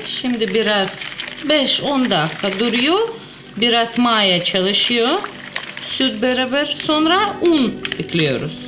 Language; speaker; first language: Turkish; non-native, learner; Russian